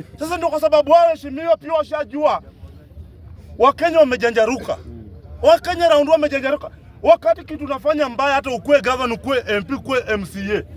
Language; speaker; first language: Swahili; native; Swahili